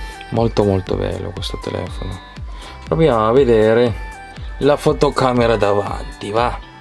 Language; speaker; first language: Italian; non-native, fluent; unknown